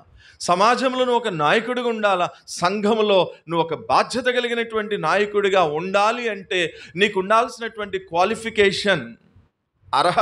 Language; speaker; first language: Telugu; native; Telugu